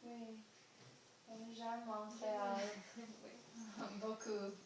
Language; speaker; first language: French; non-native, learner; English